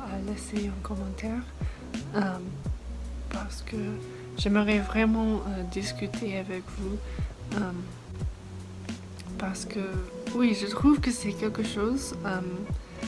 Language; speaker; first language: French; non-native, fluent; English